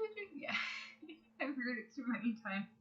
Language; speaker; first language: English; native; English